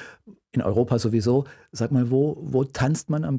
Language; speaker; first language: German; native; German